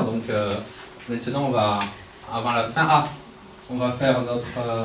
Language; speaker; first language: French; native; French